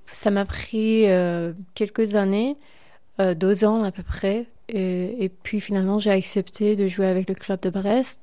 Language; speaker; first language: French; non-native, fluent; Persian